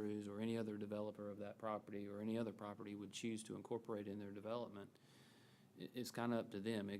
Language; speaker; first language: English; native; English